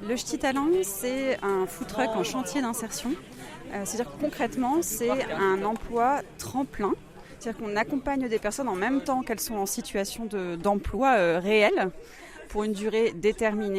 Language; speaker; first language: French; native; French